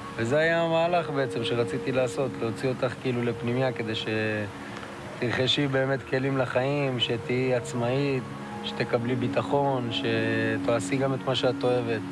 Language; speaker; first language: Hebrew; native; Hebrew